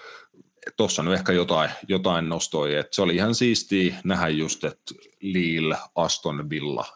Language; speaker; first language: Finnish; native; Finnish